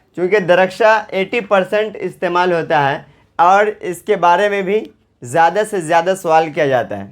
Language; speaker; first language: Urdu; native; Urdu